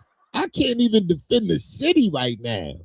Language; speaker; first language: English; native; English